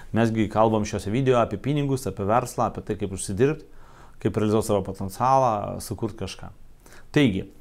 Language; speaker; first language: Lithuanian; non-native, local second language; Russian